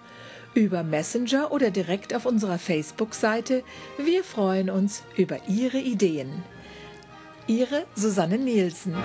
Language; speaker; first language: German; native; German